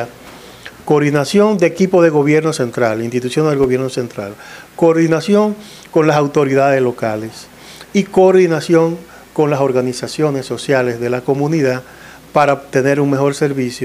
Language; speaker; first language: Spanish; native; Spanish